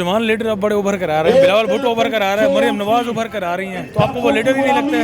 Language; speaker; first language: Urdu; native; Urdu